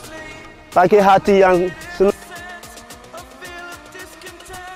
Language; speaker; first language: Indonesian; non-native, fluent; English